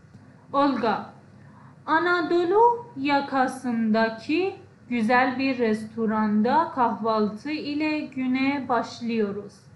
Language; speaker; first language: Turkish; non-native, fluent; Persian